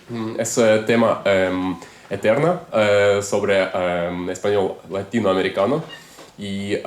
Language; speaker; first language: Spanish; non-native, learner; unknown